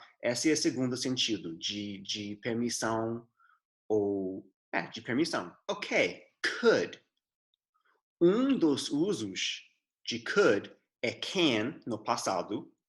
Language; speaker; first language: Portuguese; non-native, fluent; English